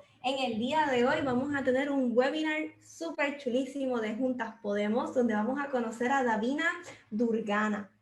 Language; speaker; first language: Spanish; native; Spanish